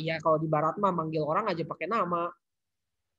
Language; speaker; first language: Indonesian; native; Indonesian